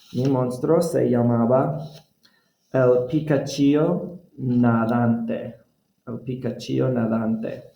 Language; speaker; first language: Spanish; non-native, fluent; English